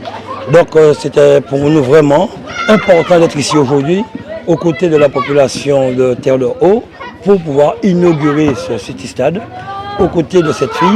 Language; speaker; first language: French; native; French